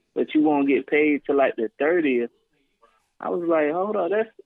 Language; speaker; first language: English; native; English